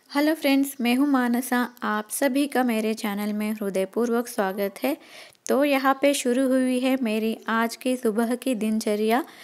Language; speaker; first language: Hindi; non-native, local second language; Telugu